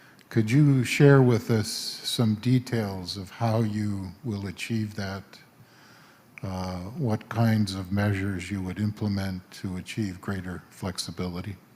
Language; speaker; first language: English; native; English